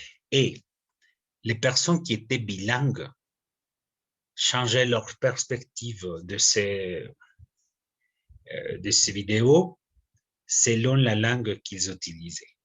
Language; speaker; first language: French; non-native, fluent; Spanish